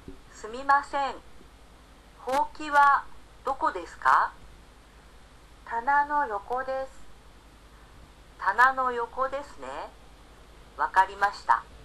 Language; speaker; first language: Japanese; non-native, learner; Indonesian